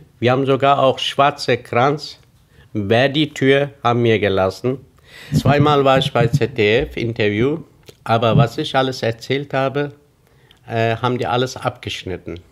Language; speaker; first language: German; non-native, fluent; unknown